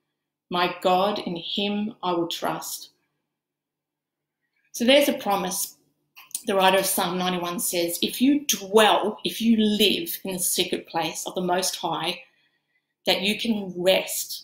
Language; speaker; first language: English; native; English